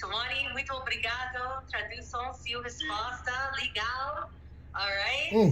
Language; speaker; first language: Portuguese; non-native, learner; English